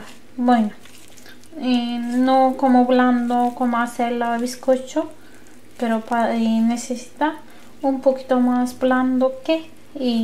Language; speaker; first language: Spanish; non-native, learner; Turkish